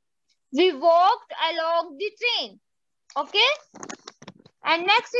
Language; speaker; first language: English; non-native, local second language; Hindi